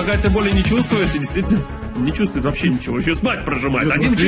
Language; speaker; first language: Russian; native; Russian